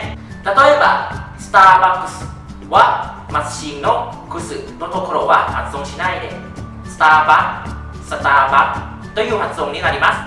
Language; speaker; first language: Japanese; non-native, fluent; Thai